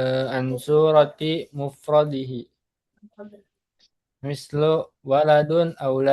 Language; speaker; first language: Arabic; non-native, learner; Indonesian